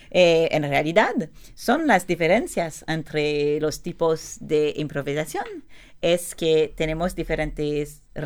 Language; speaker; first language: Spanish; non-native, learner; French